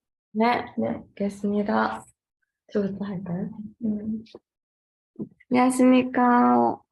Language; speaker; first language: Korean; non-native, fluent; Japanese